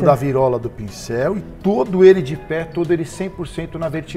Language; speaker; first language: Portuguese; native; Portuguese